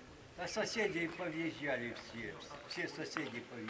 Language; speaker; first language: Russian; native; Russian